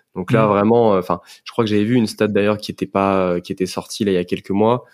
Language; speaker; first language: French; native; French